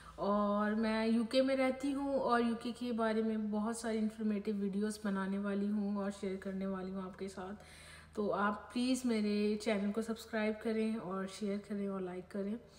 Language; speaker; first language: Urdu; native; Urdu